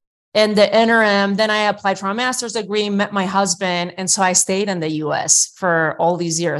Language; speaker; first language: English; non-native, fluent; Spanish